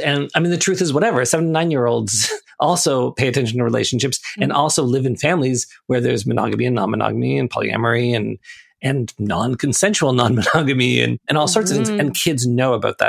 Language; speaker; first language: English; native; English